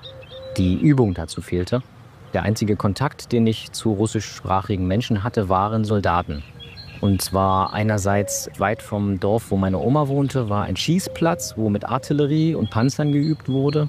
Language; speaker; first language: German; native; German